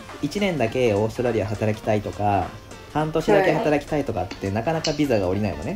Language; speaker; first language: Japanese; native; Japanese